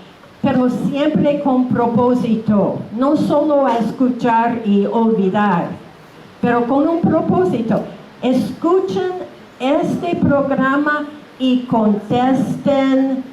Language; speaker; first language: Spanish; non-native, fluent; English